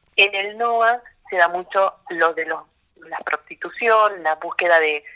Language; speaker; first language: Spanish; native; Spanish